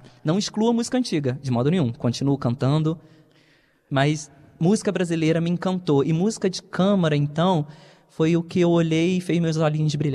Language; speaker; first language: Portuguese; native; Portuguese